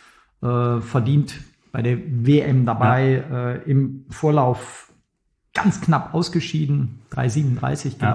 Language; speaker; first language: German; native; German